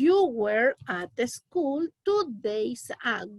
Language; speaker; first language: English; non-native, learner; Spanish